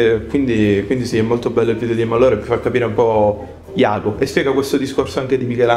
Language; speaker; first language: Italian; native; Italian